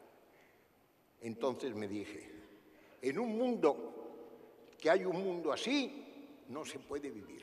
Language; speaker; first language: Spanish; native; Spanish